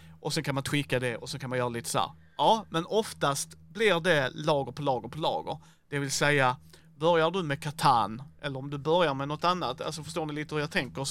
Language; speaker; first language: Swedish; native; Swedish